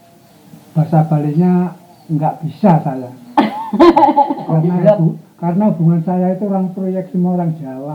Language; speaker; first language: Indonesian; non-native, local second language; Javanese